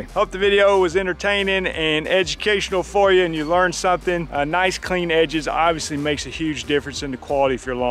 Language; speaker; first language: English; native; English